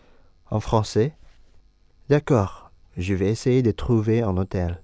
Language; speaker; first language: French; non-native, fluent; Indonesian